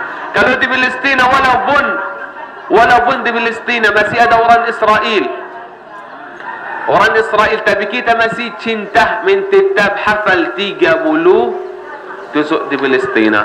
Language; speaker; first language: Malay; non-native, learner; Arabic